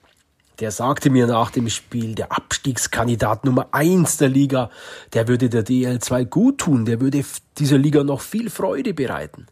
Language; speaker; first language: German; native; German